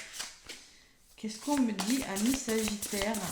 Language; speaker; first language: French; native; French